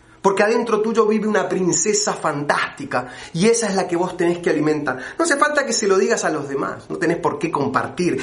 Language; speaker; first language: Spanish; native; Spanish